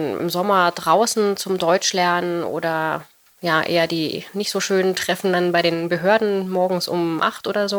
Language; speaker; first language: German; native; German